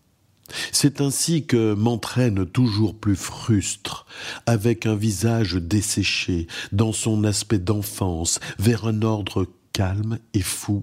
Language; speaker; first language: French; native; French